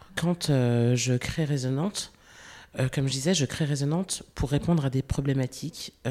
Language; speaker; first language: French; native; French